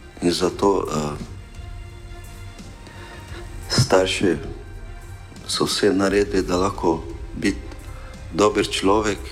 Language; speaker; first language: Slovenian; non-native, learner; Portuguese